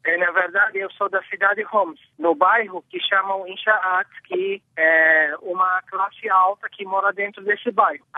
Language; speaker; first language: Portuguese; non-native, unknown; Arabic